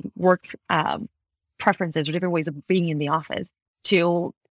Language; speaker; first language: English; non-native, fluent; Spanish